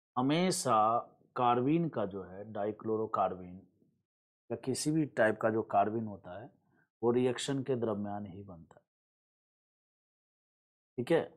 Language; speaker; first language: Hindi; native; Hindi